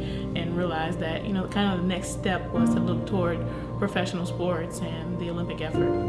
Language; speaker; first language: English; native; English